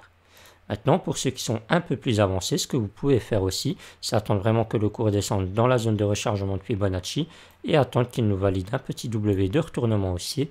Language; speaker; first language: French; native; French